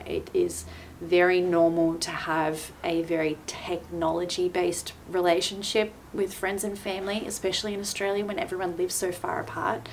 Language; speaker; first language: English; native; English